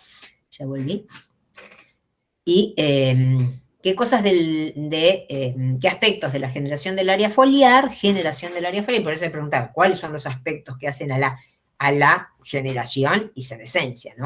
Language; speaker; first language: Spanish; native; Spanish